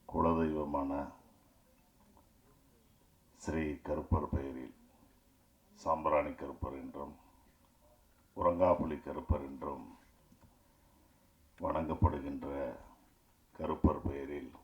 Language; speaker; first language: Tamil; native; Tamil